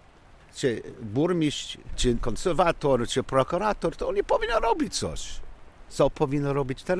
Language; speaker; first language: Polish; non-native, learner; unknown